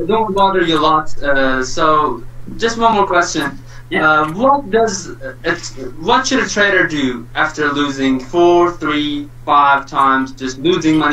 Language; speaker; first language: English; non-native, fluent; Persian